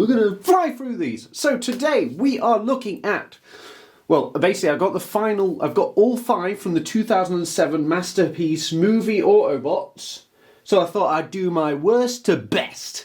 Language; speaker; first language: English; native; English